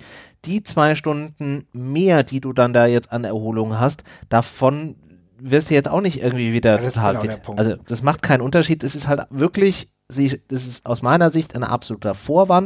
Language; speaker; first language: German; native; German